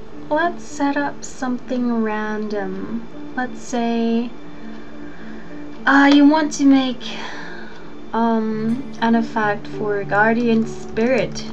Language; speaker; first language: English; early bilingual, other home language; German